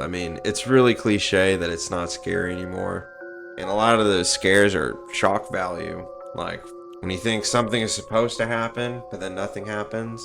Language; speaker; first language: English; native; English